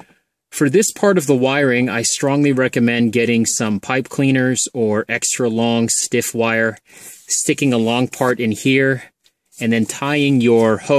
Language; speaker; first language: English; native; English